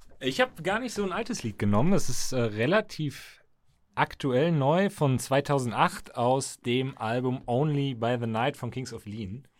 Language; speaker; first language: German; native; German